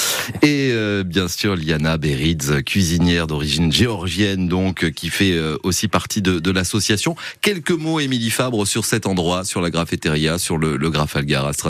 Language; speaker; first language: French; native; French